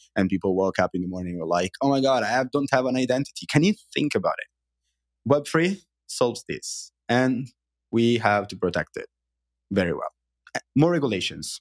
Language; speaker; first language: English; non-native, fluent; Italian